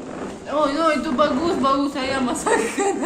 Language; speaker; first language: Indonesian; non-native, learner; Russian